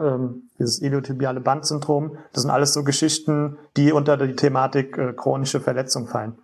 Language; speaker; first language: German; native; German